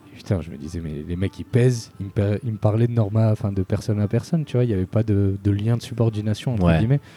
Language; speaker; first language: French; native; French